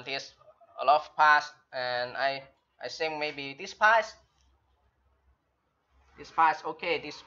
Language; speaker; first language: English; non-native, learner; Chinese